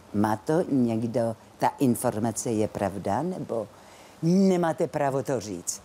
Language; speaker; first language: Czech; non-native, fluent; French